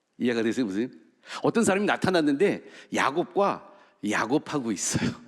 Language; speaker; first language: Korean; early bilingual, heritage; Korean